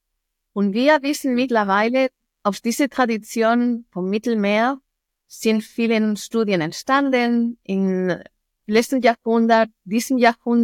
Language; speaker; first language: German; non-native, fluent; Spanish